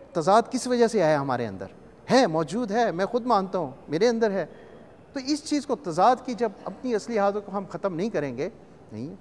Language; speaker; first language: Urdu; non-native, local second language; Punjabi